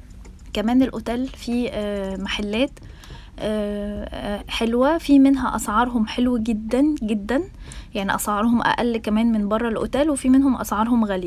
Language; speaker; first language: Arabic; native; Arabic